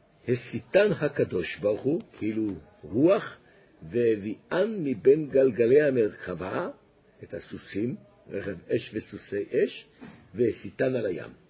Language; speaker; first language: Hebrew; native; Hebrew